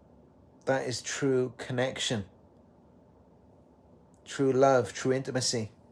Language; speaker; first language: English; native; English